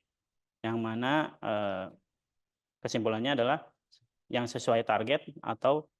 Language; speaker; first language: Indonesian; native; Indonesian